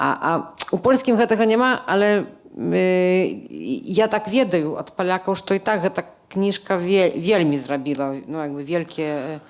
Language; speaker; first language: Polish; non-native, learner; Belarusian